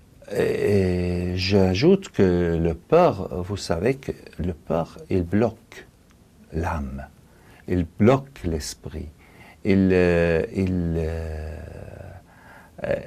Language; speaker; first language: French; non-native, fluent; Arabic